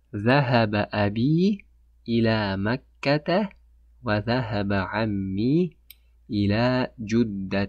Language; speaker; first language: Arabic; non-native, fluent; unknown